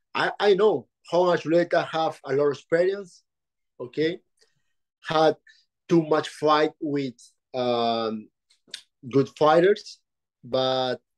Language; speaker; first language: English; non-native, learner; Spanish